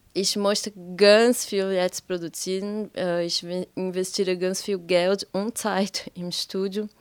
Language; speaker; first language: German; non-native, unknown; Portuguese